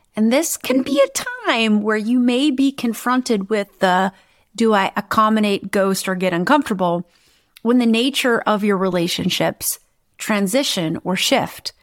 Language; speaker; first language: English; native; English